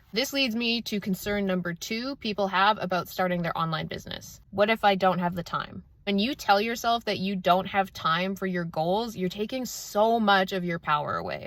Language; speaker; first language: English; native; English